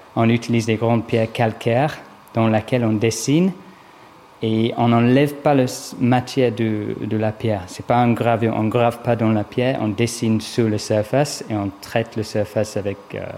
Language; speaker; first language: French; non-native, fluent; English